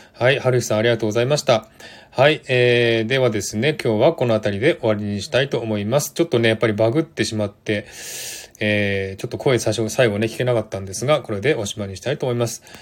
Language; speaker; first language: Japanese; native; Japanese